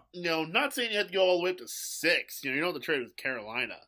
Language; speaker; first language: English; native; English